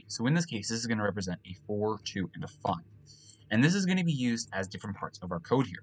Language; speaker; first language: English; native; English